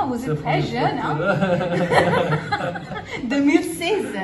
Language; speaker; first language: French; non-native, learner; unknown